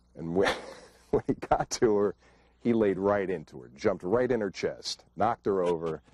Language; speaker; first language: English; native; English